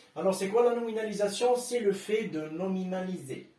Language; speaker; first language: French; non-native, local second language; Arabic